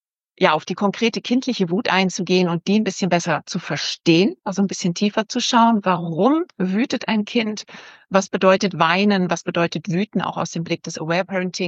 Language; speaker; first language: German; native; German